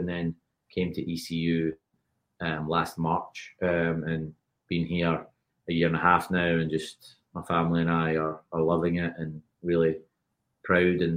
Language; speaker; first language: English; native; English